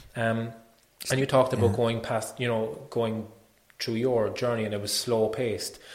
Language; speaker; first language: English; native; English